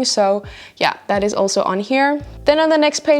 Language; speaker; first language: English; native; English